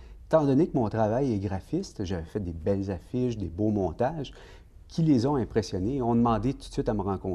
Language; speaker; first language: French; native; French